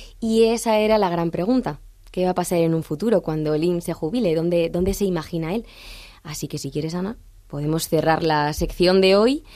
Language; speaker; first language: Spanish; native; Spanish